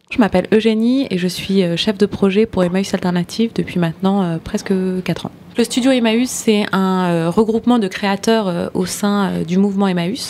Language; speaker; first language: French; native; French